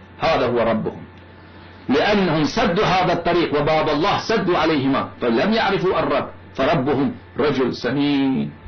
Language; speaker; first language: Arabic; non-native, fluent; Persian